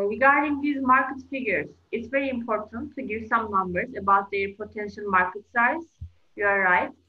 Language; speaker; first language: English; non-native, fluent; Turkish